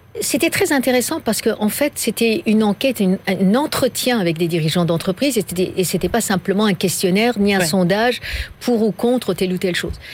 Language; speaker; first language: French; non-native, fluent; Persian